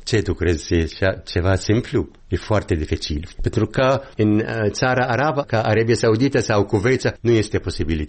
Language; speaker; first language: Romanian; non-native, learner; Arabic